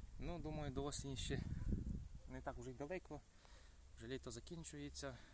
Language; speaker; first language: Ukrainian; native; Ukrainian